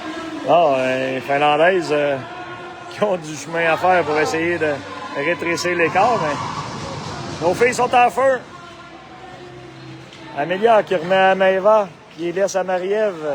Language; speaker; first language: French; native; French